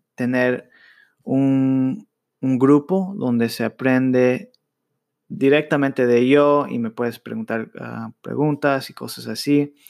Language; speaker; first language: Spanish; early bilingual, heritage; Spanish